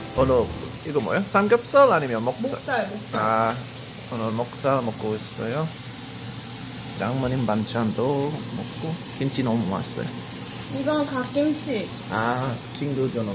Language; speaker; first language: Korean; non-native, learner; English